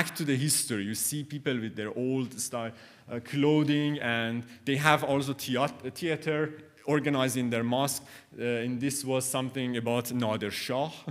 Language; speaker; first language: English; non-native, fluent; Persian